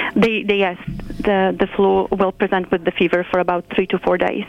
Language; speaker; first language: English; non-native, fluent; Polish